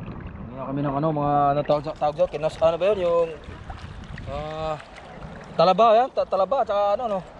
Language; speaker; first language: Filipino; native; Filipino